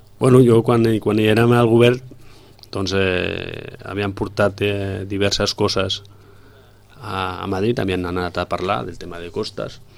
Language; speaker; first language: Catalan; non-native, local second language; Spanish